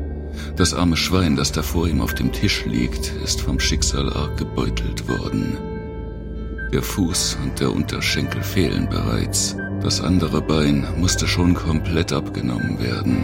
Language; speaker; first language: German; native; German